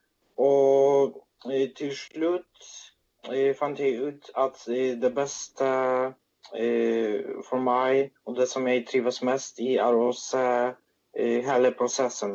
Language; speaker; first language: Swedish; non-native, fluent; Polish